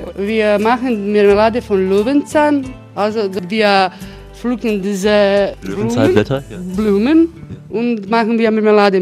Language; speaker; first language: German; non-native, learner; Croatian